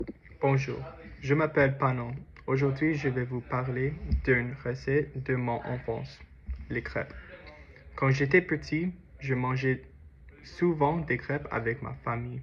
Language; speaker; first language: French; non-native, learner; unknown